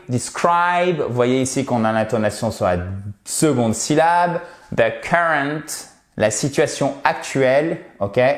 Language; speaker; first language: French; native; French